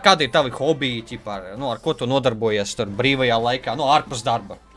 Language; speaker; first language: Latvian; native; Latvian